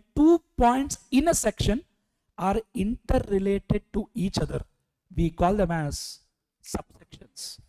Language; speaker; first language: English; non-native, local second language; Telugu